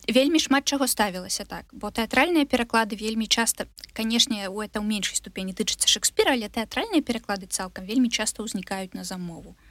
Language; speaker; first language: Belarusian; non-native, local second language; Russian